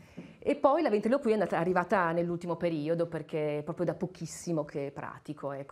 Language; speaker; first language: Italian; native; Italian